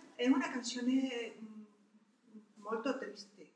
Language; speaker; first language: Italian; non-native, learner; Spanish